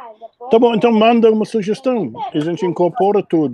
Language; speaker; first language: Portuguese; non-native, fluent; English